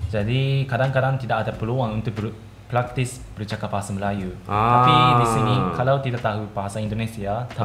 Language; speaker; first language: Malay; non-native, fluent; Japanese